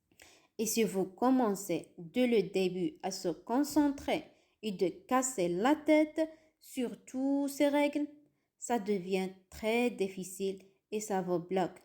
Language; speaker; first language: French; non-native, fluent; Arabic